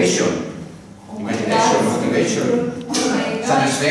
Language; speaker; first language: English; non-native, fluent; Catalan